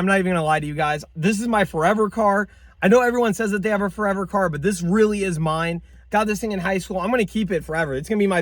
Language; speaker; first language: English; native; English